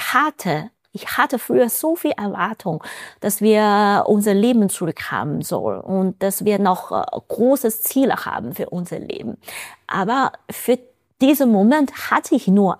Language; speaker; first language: German; non-native, fluent; Chinese